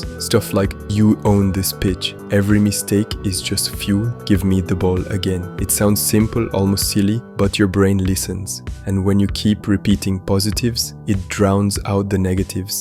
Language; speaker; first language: English; native; English